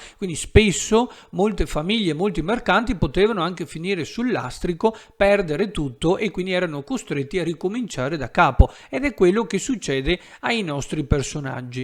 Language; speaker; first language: Italian; native; Italian